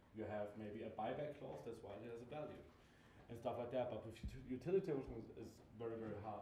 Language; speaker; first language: English; non-native, fluent; German